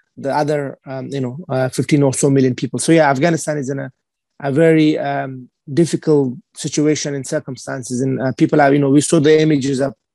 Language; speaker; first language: English; non-native, fluent; Persian